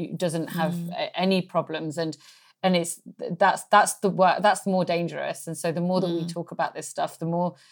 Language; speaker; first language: English; native; English